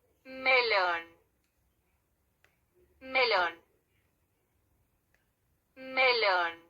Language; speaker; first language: Spanish; non-native, learner; Haitian Creole